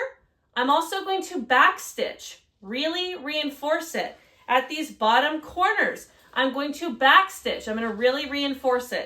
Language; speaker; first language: English; native; English